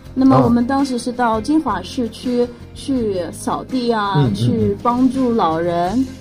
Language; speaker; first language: Chinese; non-native, fluent; Arabic